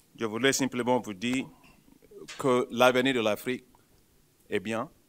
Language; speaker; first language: French; non-native, fluent; Yoruba